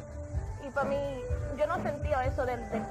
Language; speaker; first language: Spanish; early bilingual, heritage; English